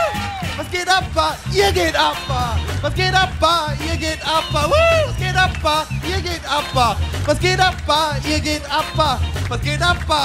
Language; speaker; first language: German; native; German